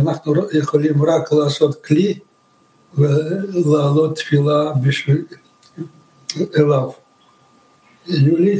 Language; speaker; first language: Hebrew; non-native, learner; French